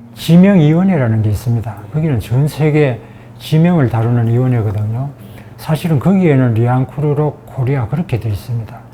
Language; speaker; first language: Korean; native; Korean